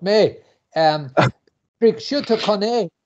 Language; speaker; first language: French; non-native, learner; English